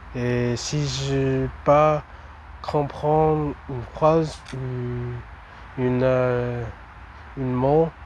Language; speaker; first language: French; non-native, learner; English